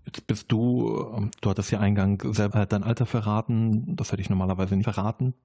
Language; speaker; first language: German; native; German